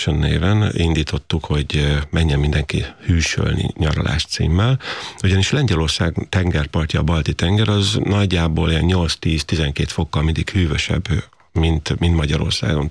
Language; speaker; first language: Hungarian; native; Hungarian